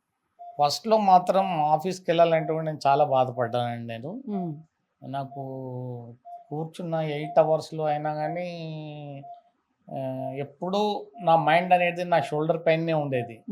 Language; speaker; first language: Telugu; native; Telugu